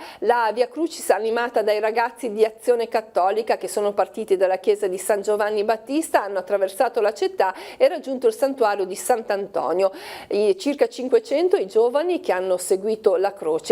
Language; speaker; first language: Italian; native; Italian